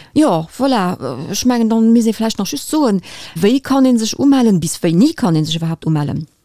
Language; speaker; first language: Luxembourgish; native; Luxembourgish